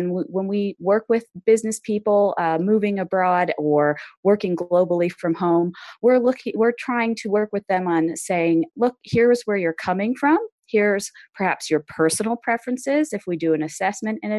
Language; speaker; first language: English; native; English